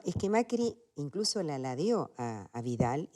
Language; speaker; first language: Spanish; native; Spanish